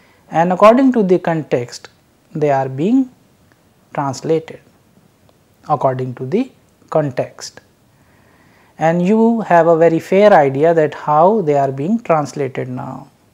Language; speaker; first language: English; non-native, local second language; Hindi